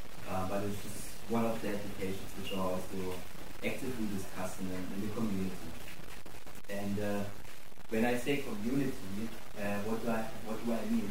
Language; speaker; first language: English; non-native, fluent; German